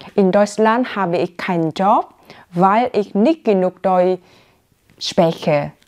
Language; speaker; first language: German; non-native, learner; Vietnamese